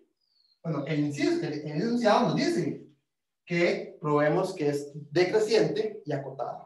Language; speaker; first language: Spanish; native; Spanish